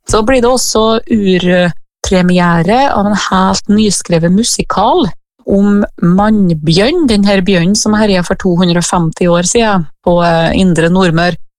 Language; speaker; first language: Norwegian; native; Norwegian